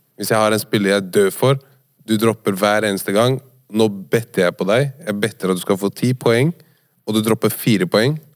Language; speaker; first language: Norwegian; native; Norwegian